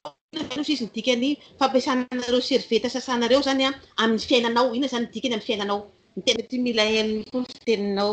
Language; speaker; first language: Spanish; non-native, learner; Malagasy